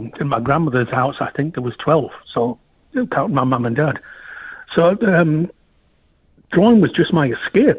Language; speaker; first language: English; native; English